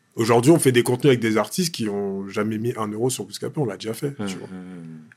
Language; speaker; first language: French; native; French